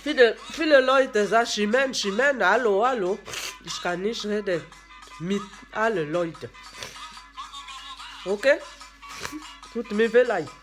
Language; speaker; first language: German; non-native, learner; French